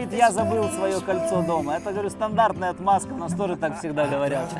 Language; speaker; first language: Russian; native; Russian